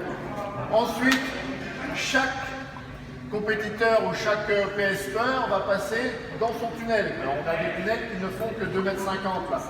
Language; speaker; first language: French; native; French